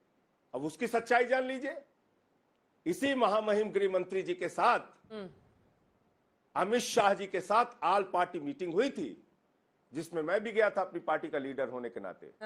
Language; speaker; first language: Hindi; native; Hindi